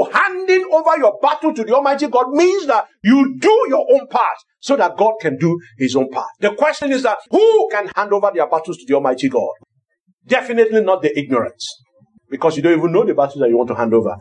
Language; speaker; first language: English; non-native, local second language; Yoruba